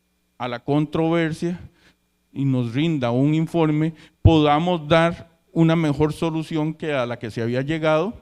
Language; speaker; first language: Spanish; native; Spanish